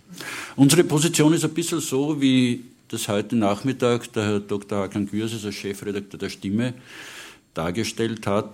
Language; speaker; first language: German; native; German